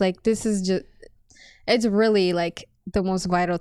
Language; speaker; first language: English; non-native, fluent; Amharic